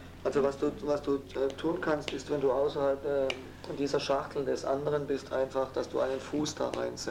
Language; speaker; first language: German; native; German